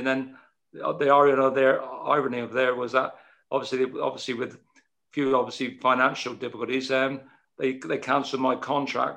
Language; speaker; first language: English; native; English